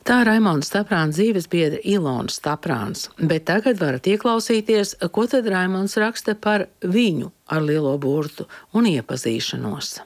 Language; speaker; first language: Latvian; native; Latvian